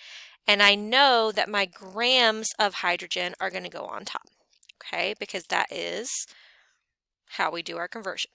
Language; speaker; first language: English; native; English